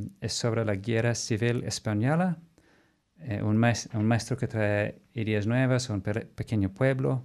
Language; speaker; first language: Spanish; non-native, fluent; English